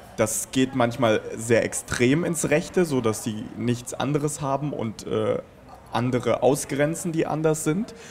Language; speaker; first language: German; early bilingual, other home language; Russian